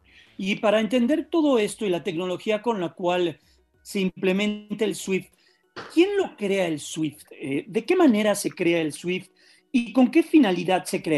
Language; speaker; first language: Spanish; native; Spanish